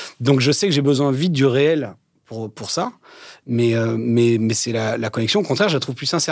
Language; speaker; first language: French; native; French